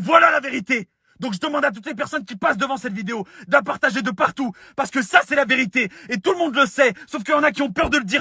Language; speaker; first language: French; native; French